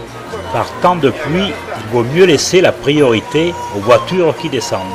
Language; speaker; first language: French; native; French